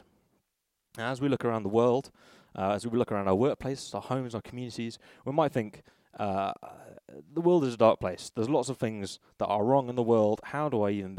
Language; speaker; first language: English; native; English